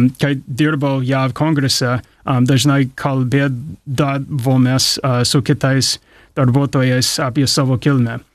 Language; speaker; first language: Lithuanian; early bilingual, heritage; English